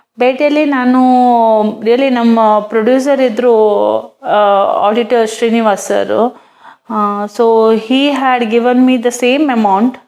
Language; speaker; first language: Kannada; non-native, fluent; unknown